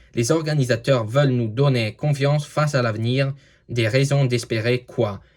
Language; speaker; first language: French; non-native, learner; English